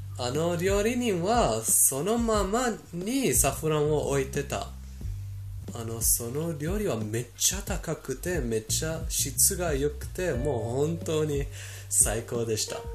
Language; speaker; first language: Japanese; non-native, fluent; Persian